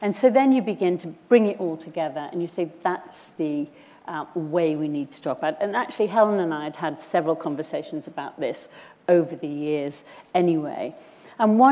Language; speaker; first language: English; native; English